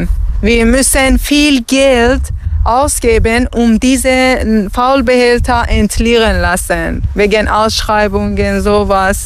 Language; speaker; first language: German; non-native, learner; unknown